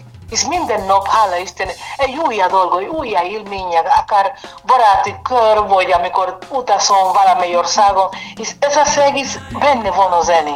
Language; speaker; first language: Hungarian; non-native, learner; Spanish